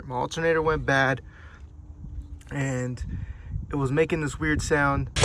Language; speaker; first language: English; native; English